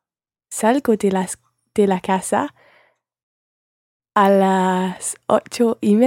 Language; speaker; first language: Spanish; non-native, learner; English